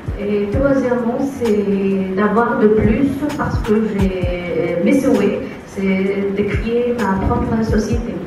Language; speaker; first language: French; non-native, local second language; Arabic